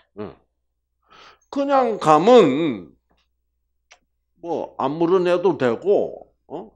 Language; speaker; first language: Korean; native; Korean